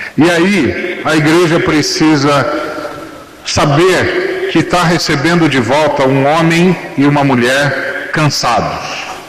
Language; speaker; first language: Portuguese; native; Portuguese